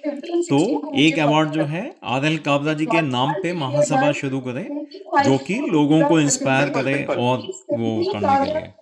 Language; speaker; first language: Hindi; native; Hindi